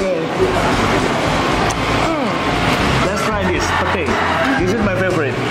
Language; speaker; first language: English; non-native, fluent; Indonesian